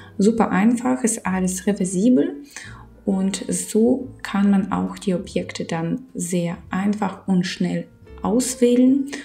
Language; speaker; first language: German; non-native, fluent; Ukrainian